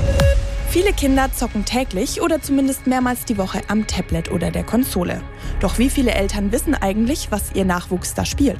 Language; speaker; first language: German; native; German